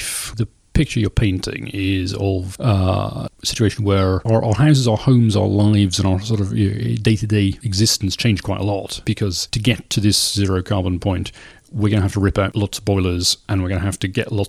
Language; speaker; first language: English; native; English